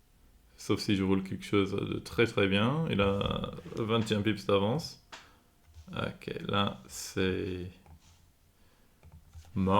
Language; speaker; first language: French; non-native, fluent; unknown